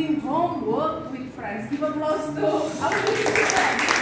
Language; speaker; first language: English; non-native, fluent; Indonesian